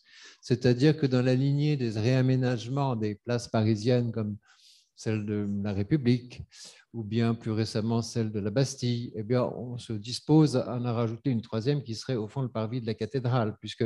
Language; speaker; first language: French; native; French